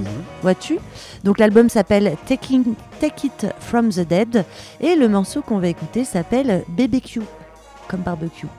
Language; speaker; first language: French; native; French